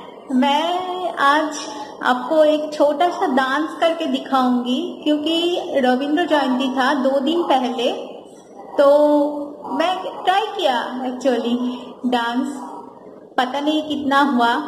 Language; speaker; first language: Hindi; non-native, fluent; Bangla